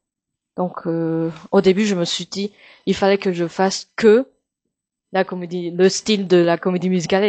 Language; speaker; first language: French; non-native, fluent; Chinese